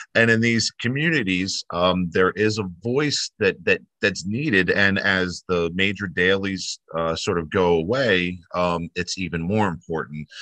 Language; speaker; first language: English; native; English